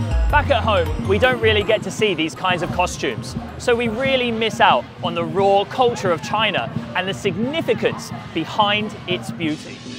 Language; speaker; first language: English; native; English